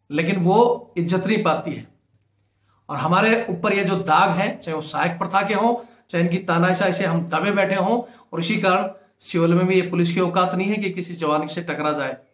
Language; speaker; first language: Hindi; native; Hindi